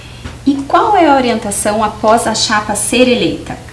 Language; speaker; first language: Portuguese; native; Portuguese